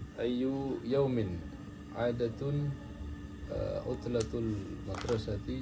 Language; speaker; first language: Arabic; non-native, learner; Indonesian